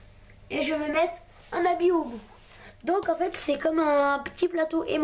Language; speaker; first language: French; native; French